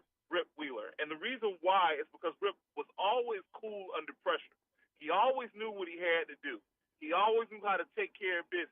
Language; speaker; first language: English; native; English